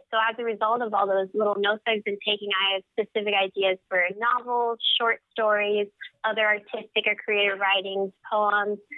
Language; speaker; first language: English; native; English